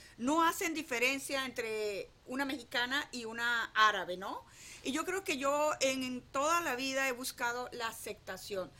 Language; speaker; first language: Spanish; native; Spanish